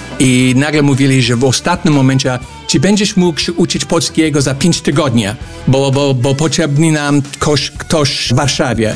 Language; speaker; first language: Polish; non-native, fluent; English